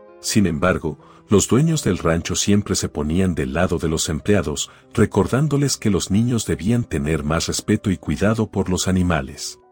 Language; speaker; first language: Spanish; native; Spanish